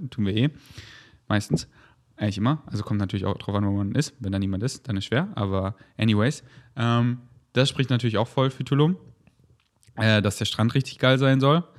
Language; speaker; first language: German; native; German